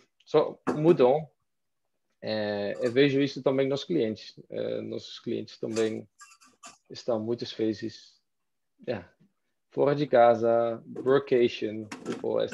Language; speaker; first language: Portuguese; non-native, fluent; Dutch